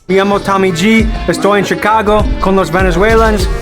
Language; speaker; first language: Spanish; non-native, learner; English